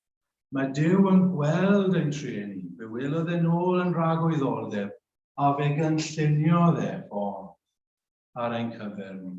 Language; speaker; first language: Welsh; native; Welsh